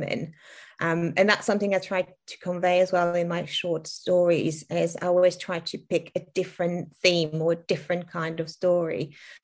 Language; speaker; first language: English; non-native, fluent; French